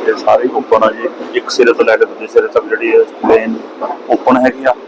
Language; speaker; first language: Hindi; non-native, local second language; Punjabi